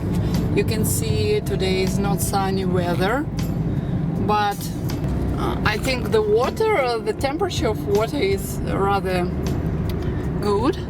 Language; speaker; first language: English; non-native, learner; Russian